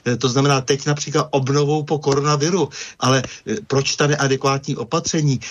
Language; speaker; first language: Czech; native; Czech